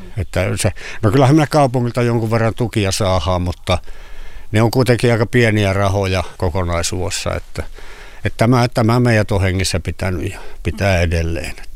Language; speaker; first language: Finnish; native; Finnish